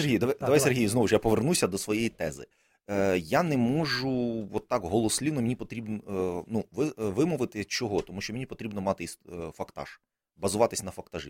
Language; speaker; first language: Ukrainian; native; Ukrainian